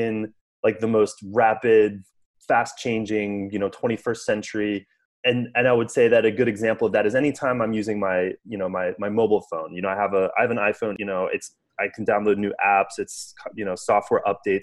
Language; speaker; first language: English; native; English